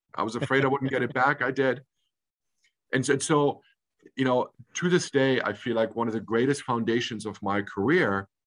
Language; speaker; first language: English; early bilingual, other home language; German